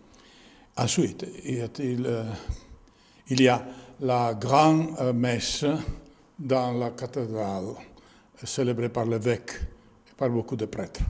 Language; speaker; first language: French; non-native, learner; Italian